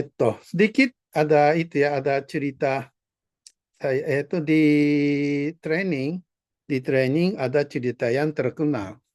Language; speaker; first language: Indonesian; non-native, fluent; Japanese